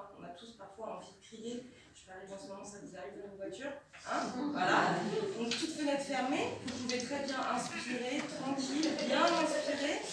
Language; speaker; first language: French; native; French